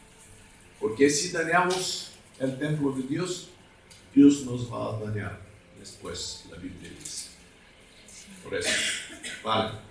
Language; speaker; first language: Spanish; non-native, fluent; Bulgarian